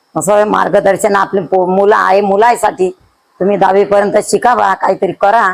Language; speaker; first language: Marathi; native; Marathi